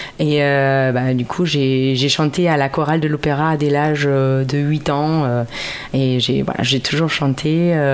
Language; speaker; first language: French; non-native, fluent; German